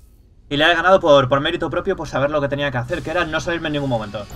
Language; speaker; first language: Spanish; native; Spanish